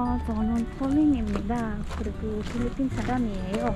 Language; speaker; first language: Korean; non-native, learner; Filipino